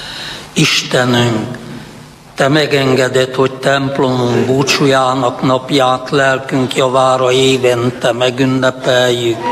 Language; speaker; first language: Hungarian; native; Hungarian